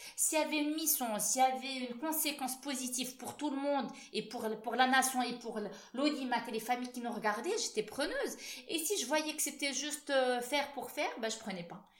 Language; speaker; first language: French; non-native, local second language; Arabic